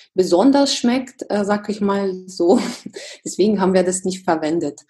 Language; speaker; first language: German; non-native, fluent; Russian